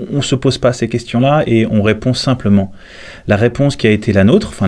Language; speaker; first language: French; native; French